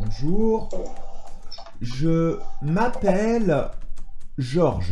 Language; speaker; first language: French; native; French